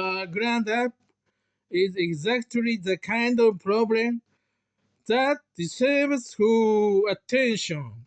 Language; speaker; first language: English; non-native, learner; Japanese